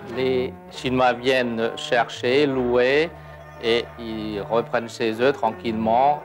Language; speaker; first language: French; non-native, fluent; Cantonese